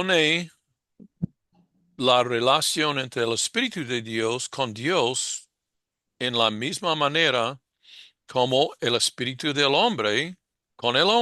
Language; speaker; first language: Spanish; non-native, fluent; English